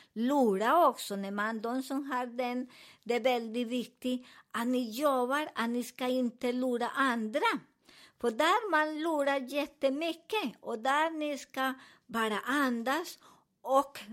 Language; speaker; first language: Swedish; non-native, learner; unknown